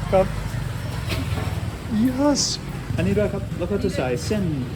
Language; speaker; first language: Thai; non-native, learner; English